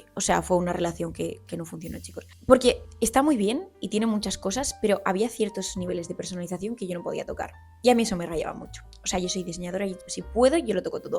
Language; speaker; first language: Spanish; native; Spanish